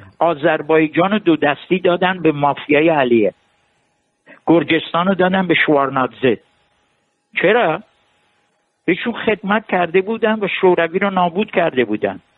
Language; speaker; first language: Persian; non-native, local second language; Armenian